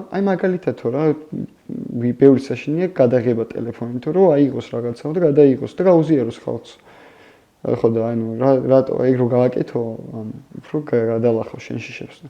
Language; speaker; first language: Georgian; native; Georgian